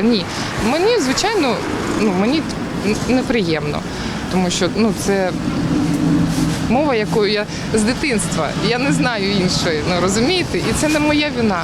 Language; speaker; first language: Ukrainian; non-native, local second language; Russian